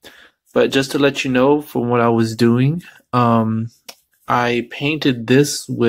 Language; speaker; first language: English; native; English